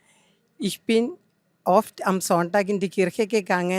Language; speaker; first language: German; non-native, learner; Malayalam